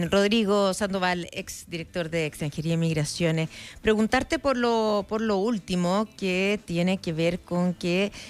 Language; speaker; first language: Spanish; native; Spanish